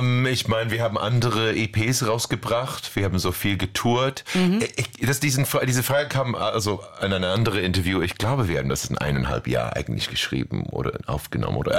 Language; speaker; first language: German; non-native, fluent; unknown